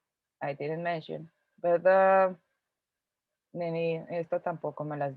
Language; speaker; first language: Spanish; native; Spanish